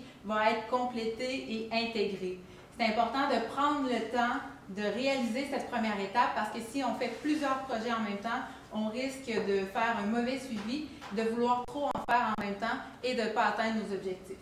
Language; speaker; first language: French; native; French